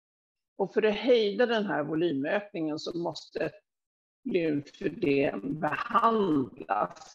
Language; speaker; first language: Swedish; native; Swedish